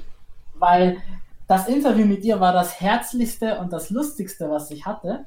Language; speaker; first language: German; native; German